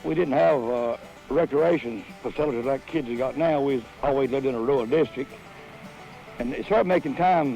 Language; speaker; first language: English; native; English